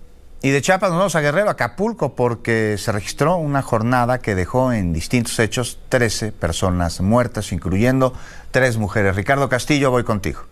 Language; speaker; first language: Spanish; native; Spanish